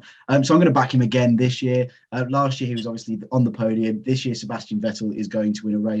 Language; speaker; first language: English; native; English